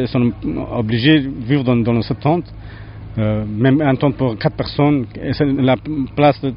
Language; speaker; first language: French; non-native, learner; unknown